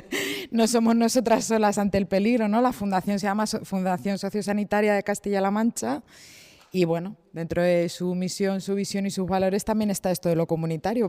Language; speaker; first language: Spanish; native; Spanish